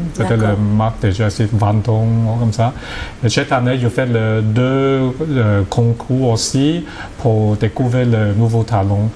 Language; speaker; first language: French; non-native, learner; Cantonese